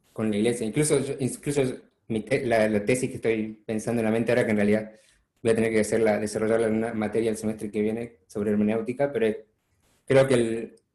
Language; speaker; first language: Spanish; native; Spanish